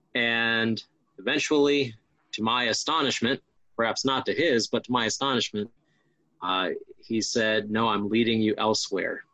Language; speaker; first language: English; native; English